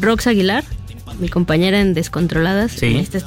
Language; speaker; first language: Spanish; native; Spanish